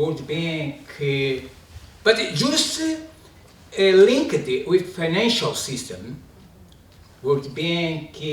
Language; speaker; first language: English; non-native, learner; Portuguese